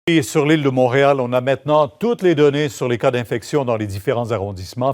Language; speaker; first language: French; native; French